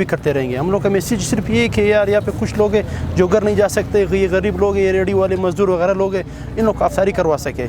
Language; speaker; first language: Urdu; non-native, local second language; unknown